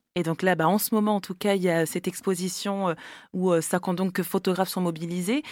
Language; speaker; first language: French; native; French